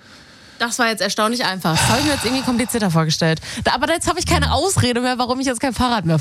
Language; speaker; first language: German; native; German